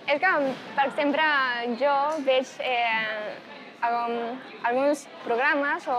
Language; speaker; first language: Catalan; non-native, learner; Chinese